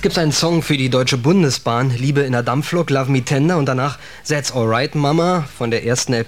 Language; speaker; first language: German; native; German